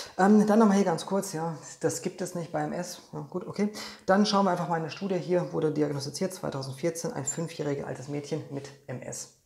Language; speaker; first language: German; non-native, fluent; Polish